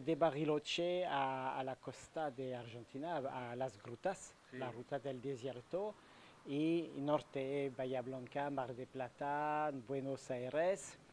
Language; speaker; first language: Spanish; non-native, learner; French